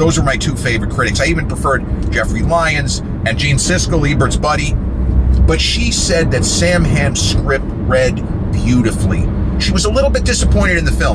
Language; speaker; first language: English; native; English